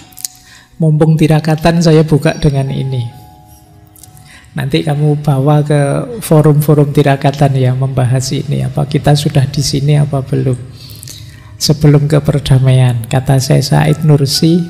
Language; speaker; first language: Indonesian; non-native, local second language; Javanese